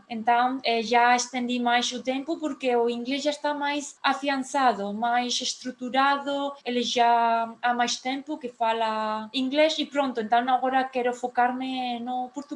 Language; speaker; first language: Portuguese; non-native, fluent; Spanish